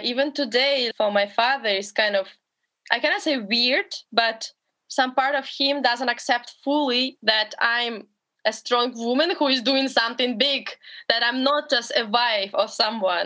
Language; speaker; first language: English; non-native, fluent; Russian